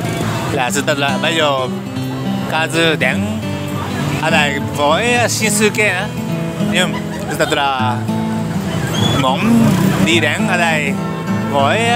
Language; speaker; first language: Vietnamese; non-native, learner; Japanese